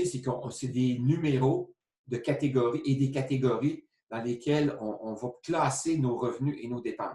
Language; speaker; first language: French; native; French